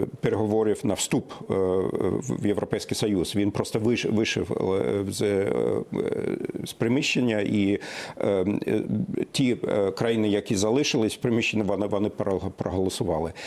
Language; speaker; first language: Ukrainian; non-native, fluent; German